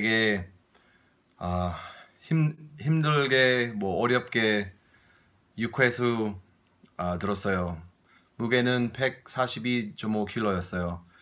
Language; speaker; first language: Korean; non-native, fluent; English